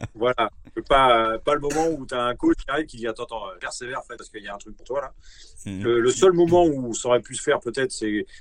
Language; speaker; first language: French; native; French